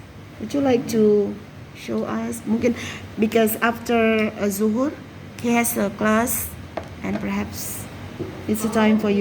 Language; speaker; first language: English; non-native, fluent; Indonesian